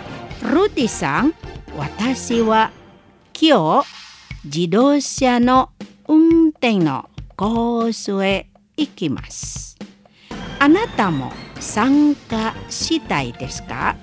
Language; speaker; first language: Japanese; non-native, fluent; Indonesian